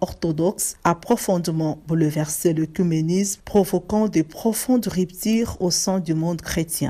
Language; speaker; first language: French; native; French